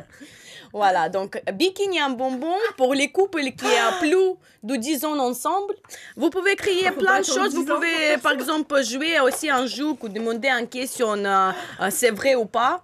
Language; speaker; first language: French; non-native, learner; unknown